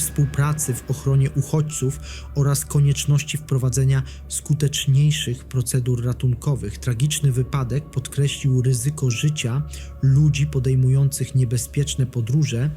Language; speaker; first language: Polish; native; Polish